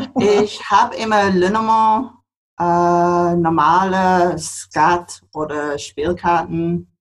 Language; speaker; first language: German; non-native, fluent; English